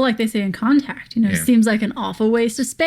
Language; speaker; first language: English; native; English